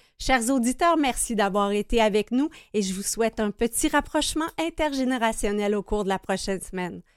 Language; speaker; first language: French; native; French